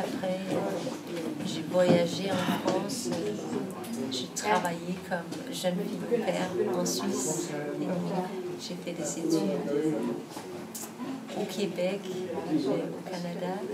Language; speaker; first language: French; non-native, fluent; Danish